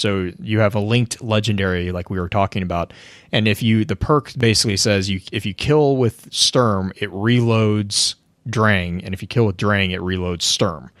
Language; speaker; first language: English; native; English